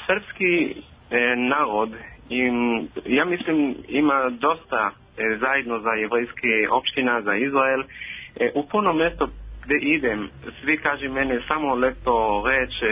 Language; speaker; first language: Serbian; non-native, learner; Hebrew